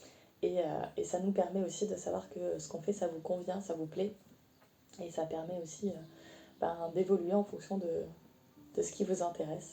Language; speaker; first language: French; native; French